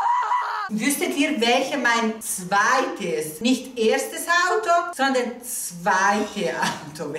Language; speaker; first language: German; non-native, local second language; Italian